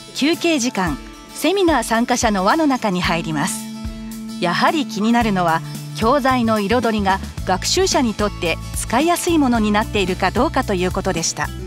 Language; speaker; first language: Japanese; native; Japanese